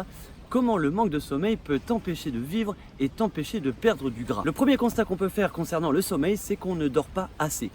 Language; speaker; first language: French; native; French